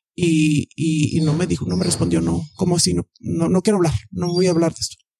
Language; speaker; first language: Spanish; early bilingual, heritage; Spanish